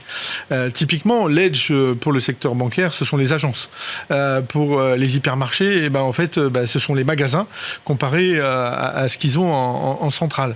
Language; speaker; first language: French; native; French